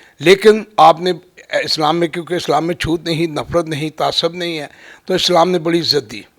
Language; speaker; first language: Urdu; non-native, local second language; Punjabi